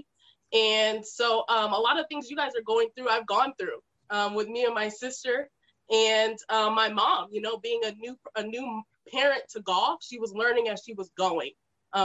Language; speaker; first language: English; native; English